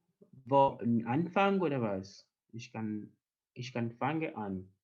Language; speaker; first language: German; non-native, learner; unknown